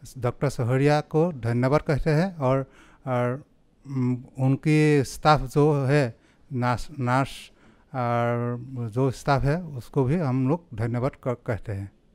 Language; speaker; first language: Hindi; non-native, local second language; Assamese